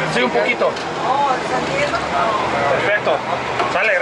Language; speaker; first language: Spanish; non-native, learner; English